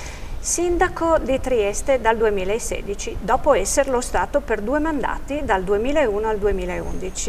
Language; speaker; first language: Italian; native; Italian